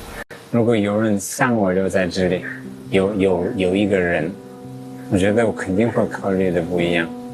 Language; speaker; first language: Chinese; non-native, fluent; English